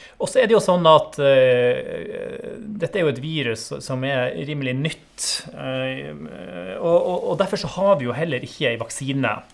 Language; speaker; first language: Norwegian; native; Norwegian